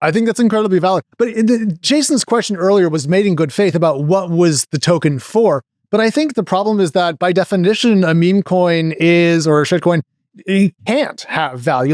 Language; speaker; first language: English; native; English